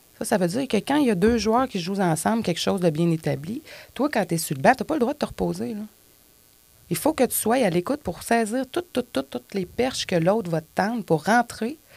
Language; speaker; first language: French; native; French